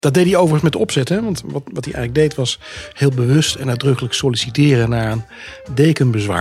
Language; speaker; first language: Dutch; native; Dutch